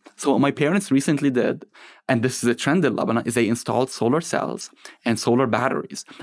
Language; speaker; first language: English; non-native, fluent; Arabic